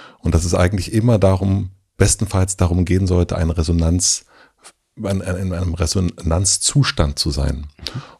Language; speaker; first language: German; native; German